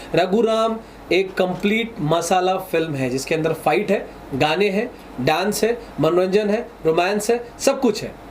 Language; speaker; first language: Hindi; native; Hindi